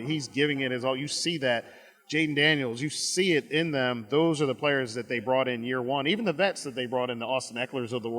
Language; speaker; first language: English; native; English